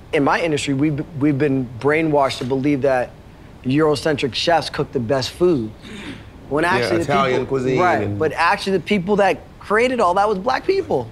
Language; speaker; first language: English; native; English